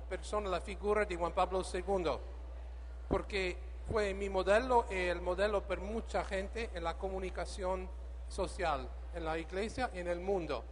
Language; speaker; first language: Spanish; non-native, learner; English